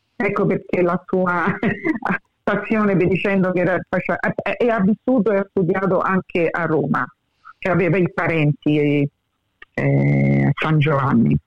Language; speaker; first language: Italian; early bilingual, heritage; English